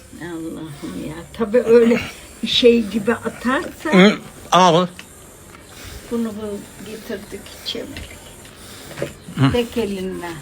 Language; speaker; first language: Turkish; native; Turkish